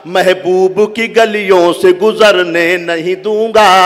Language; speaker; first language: Hindi; native; Hindi